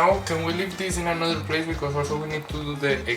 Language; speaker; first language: English; non-native, learner; Spanish